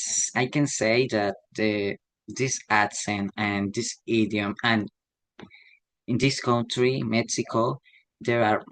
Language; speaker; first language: English; non-native, learner; Spanish